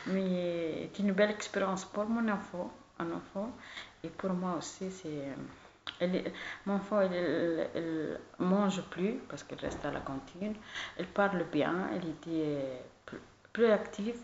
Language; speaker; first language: French; non-native, learner; Arabic